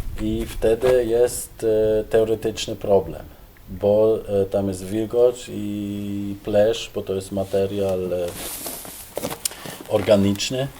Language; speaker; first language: Polish; non-native, fluent; German